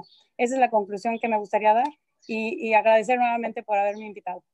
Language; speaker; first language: Spanish; native; Spanish